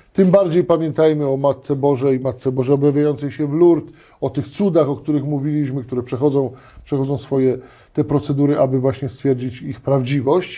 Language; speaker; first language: Polish; native; Polish